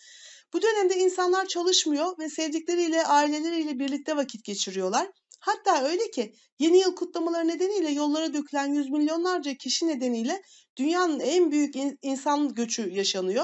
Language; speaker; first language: Turkish; native; Turkish